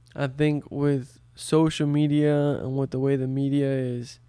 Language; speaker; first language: English; early bilingual, other home language; Spanish